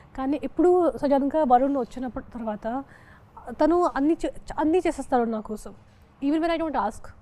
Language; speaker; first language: Telugu; non-native, local second language; Hindi